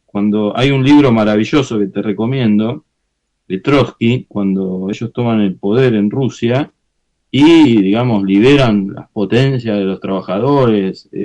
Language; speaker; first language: Spanish; native; Spanish